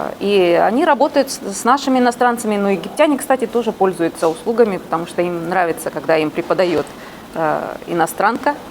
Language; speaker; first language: Russian; native; Russian